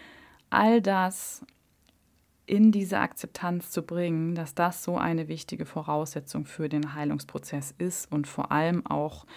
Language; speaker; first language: German; native; German